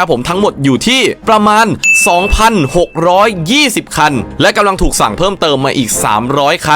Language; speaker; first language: Thai; native; Thai